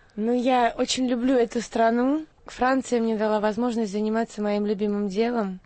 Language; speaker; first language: Russian; native; Russian